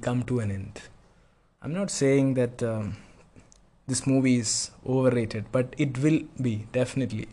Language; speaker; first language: English; non-native, local second language; Malayalam